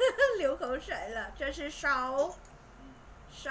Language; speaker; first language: Chinese; non-native, fluent; Vietnamese